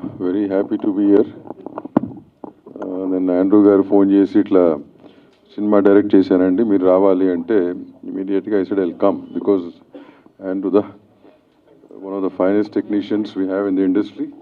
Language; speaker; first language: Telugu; native; Telugu